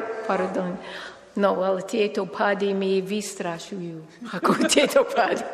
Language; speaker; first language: Slovak; non-native, fluent; English